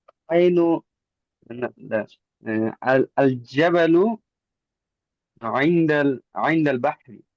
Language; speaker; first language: Arabic; non-native, learner; Bangla